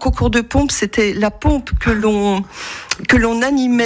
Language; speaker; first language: French; native; French